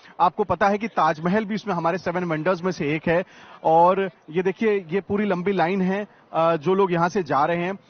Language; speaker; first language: Hindi; native; Hindi